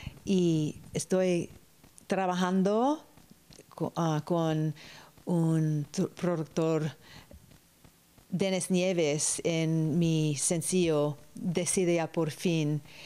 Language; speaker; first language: Spanish; early bilingual, heritage; Spanish